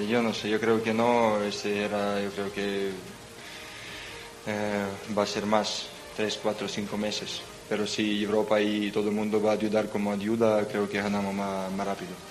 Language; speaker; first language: Spanish; non-native, learner; Ukrainian